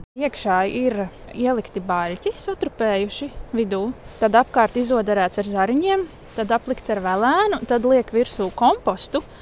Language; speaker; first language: Latvian; native; Latvian